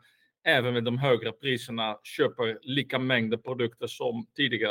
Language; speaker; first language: Swedish; non-native, fluent; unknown